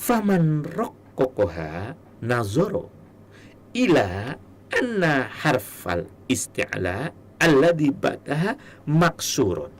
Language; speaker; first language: Arabic; non-native, fluent; Indonesian